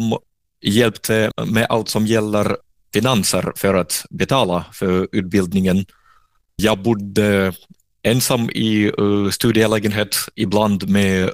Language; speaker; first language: Swedish; non-native, fluent; Russian